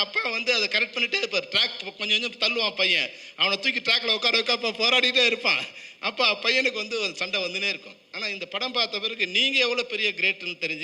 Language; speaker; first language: Tamil; native; Tamil